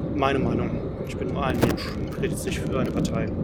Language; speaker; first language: German; native; German